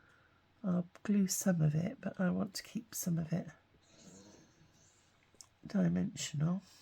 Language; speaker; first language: English; native; English